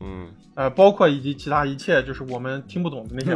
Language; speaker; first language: Chinese; native; Chinese